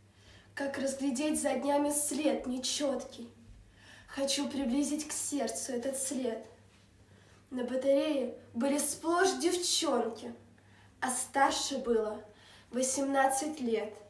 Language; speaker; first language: Russian; native; Russian